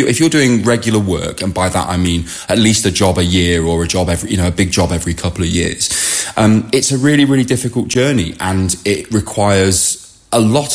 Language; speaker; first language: English; native; English